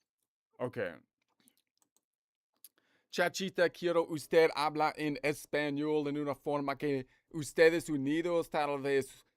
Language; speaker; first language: Spanish; non-native, learner; English